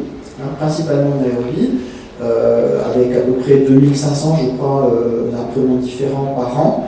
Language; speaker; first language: French; native; French